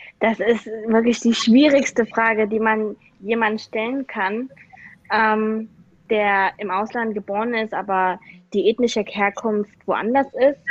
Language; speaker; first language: German; native; German